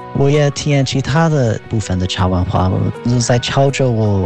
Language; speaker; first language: Chinese; non-native, fluent; English